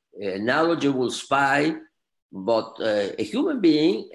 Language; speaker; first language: English; non-native, fluent; Spanish